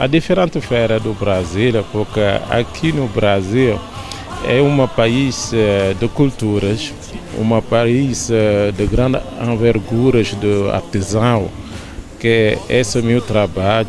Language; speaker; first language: Portuguese; non-native, learner; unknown